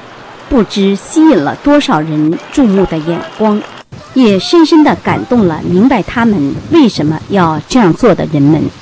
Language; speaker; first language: Chinese; native; Chinese